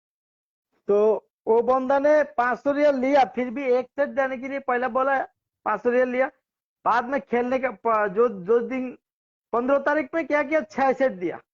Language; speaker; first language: Hindi; non-native, learner; Bangla